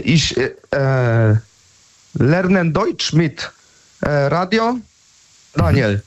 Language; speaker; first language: German; non-native, learner; Polish